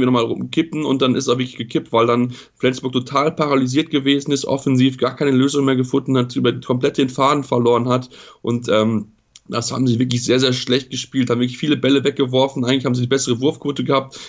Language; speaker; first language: German; native; German